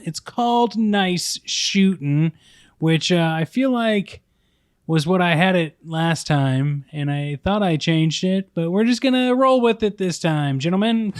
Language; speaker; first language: English; native; English